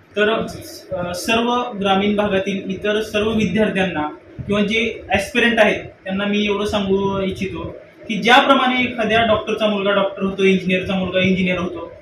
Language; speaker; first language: Marathi; native; Marathi